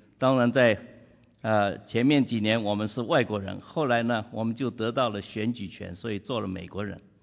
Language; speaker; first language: Chinese; native; Chinese